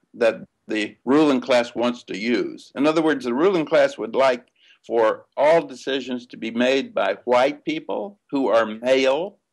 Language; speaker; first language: English; native; English